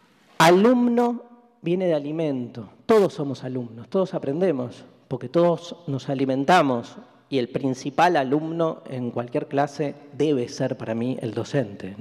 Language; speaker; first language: Spanish; native; Spanish